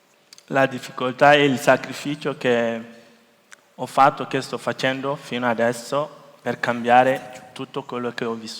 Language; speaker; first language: Italian; non-native, fluent; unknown